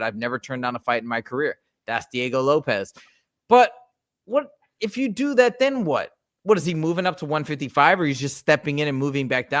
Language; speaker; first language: English; native; English